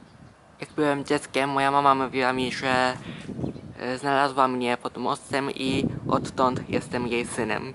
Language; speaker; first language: Polish; non-native, fluent; Japanese